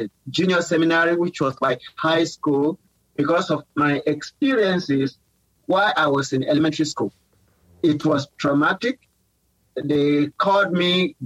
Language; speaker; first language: English; non-native, local second language; Yoruba